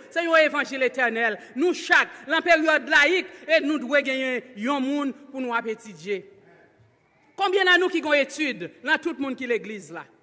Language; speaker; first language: French; non-native, local second language; Haitian Creole